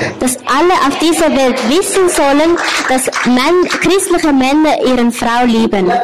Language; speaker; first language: German; non-native, learner; Thai